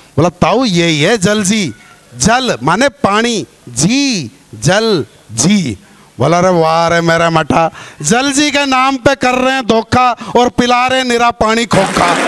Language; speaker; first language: Hindi; native; Hindi